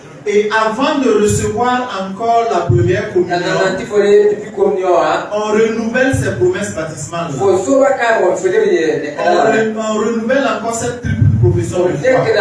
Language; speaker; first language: French; non-native, local second language; Mossi